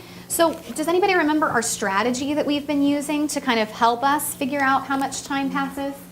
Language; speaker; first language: English; native; English